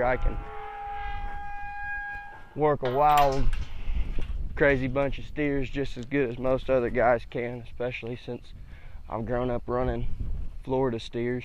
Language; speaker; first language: English; native; English